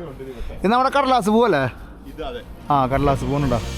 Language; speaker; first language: Malayalam; native; Malayalam